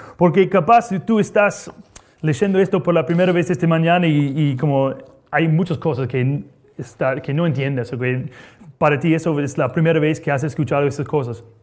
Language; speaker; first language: Spanish; non-native, fluent; English